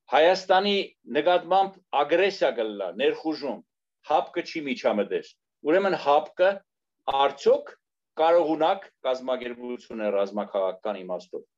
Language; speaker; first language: Armenian; native; Armenian